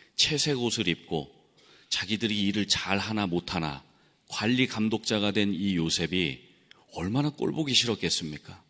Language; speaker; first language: Korean; native; Korean